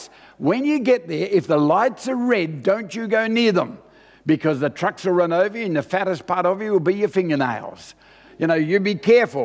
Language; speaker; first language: English; native; English